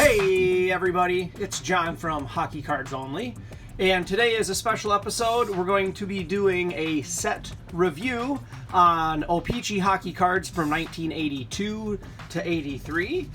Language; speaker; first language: English; native; English